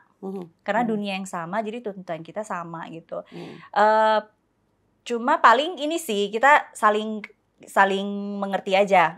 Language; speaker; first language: Indonesian; native; Indonesian